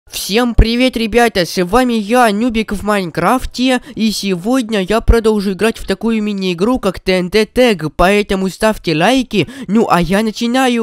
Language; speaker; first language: Russian; native; Russian